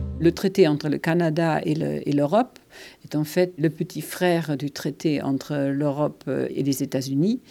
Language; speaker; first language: French; non-native, fluent; German